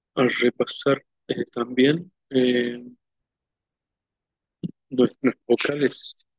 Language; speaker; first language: Spanish; non-native, local second language; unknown